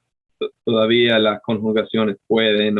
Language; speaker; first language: Spanish; non-native, fluent; English